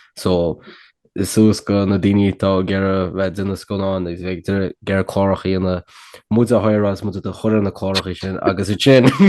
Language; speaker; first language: Irish; native; Irish